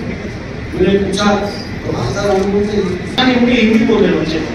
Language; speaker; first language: Hindi; non-native, local second language; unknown